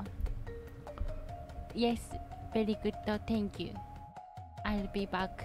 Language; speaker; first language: English; non-native, learner; Japanese